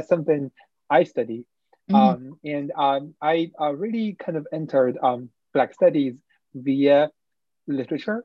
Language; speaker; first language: English; non-native, fluent; Chinese